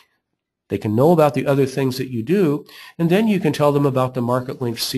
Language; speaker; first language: English; native; English